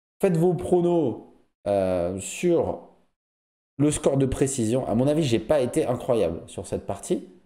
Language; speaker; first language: French; native; French